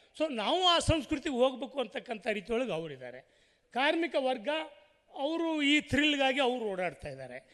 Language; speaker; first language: Kannada; native; Kannada